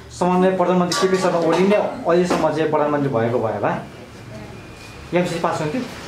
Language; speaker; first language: Nepali; native; Nepali